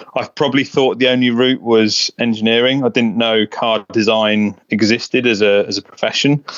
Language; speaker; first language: English; native; English